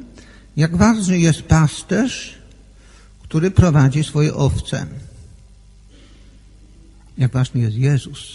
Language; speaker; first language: Polish; native; Polish